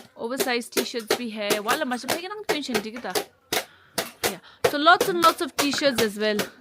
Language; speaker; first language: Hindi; non-native, local second language; Nepali